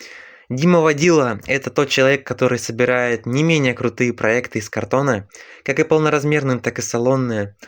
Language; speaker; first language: Russian; native; Russian